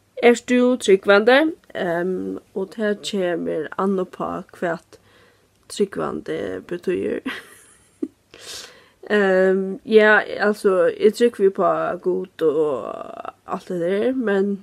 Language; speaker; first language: Norwegian; non-native, learner; Faroese